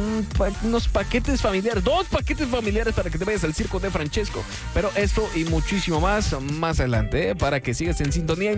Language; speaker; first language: Spanish; native; Spanish